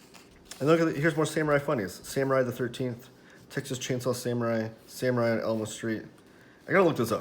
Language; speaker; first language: English; native; English